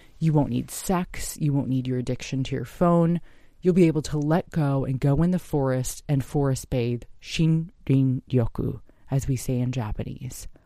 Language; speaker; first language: English; native; English